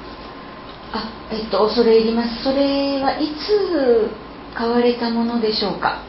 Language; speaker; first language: Japanese; native; Japanese